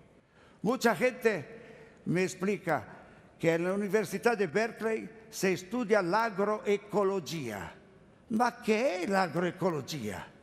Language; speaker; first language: Spanish; non-native, learner; Italian